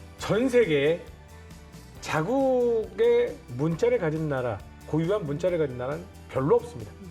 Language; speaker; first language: Korean; native; Korean